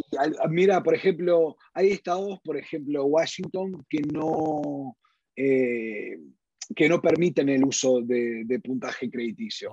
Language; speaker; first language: Spanish; early bilingual, heritage; Spanish